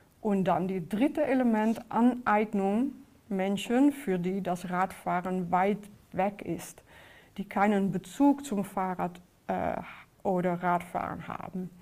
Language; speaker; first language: German; non-native, fluent; Dutch